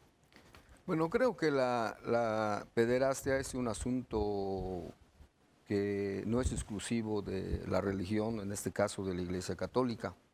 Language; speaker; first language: Spanish; native; Spanish